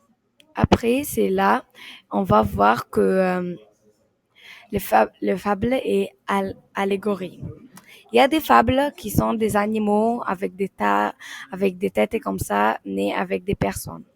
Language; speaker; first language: French; non-native, learner; Arabic